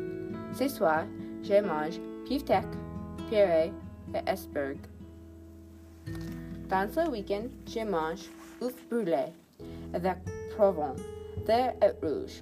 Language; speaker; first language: French; non-native, learner; English